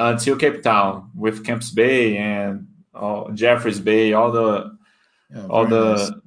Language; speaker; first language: English; non-native, fluent; Portuguese